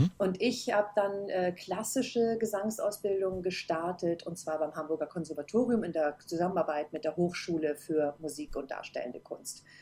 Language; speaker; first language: German; native; German